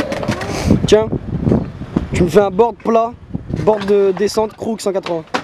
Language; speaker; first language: French; native; French